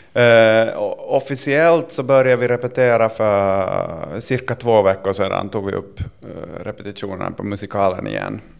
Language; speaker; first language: Swedish; native; Swedish